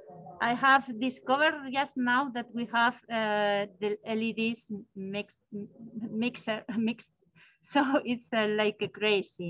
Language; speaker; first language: English; non-native, learner; Spanish